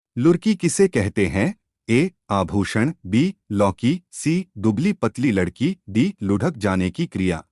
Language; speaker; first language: Hindi; native; Hindi